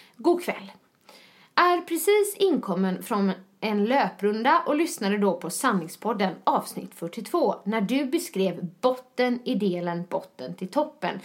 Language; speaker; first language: Swedish; native; Swedish